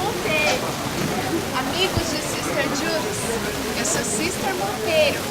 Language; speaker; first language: Portuguese; non-native, local second language; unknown